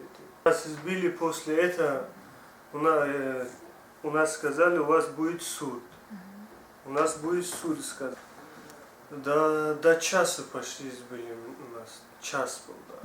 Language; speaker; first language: Russian; non-native, learner; Tajik